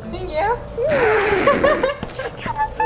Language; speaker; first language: Korean; non-native, fluent; Estonian